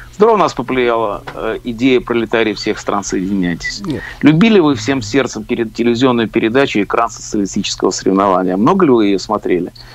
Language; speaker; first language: Russian; native; Russian